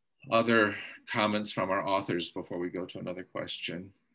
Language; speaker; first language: English; native; English